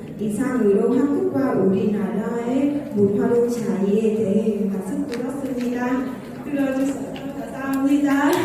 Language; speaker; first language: Korean; non-native, learner; Vietnamese